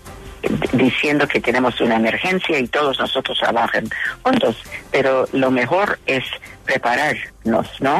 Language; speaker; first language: Spanish; non-native, fluent; English